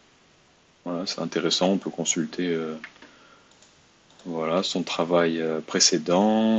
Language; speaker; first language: French; native; French